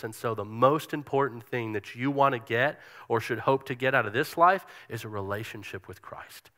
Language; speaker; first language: English; native; English